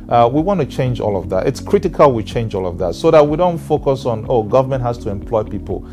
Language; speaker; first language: English; non-native, local second language; Ewe